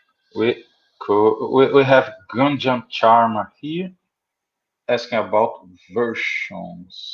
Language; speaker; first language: English; non-native, fluent; Portuguese